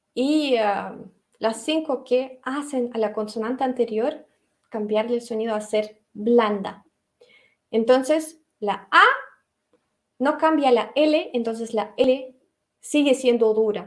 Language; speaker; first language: Spanish; non-native, fluent; Russian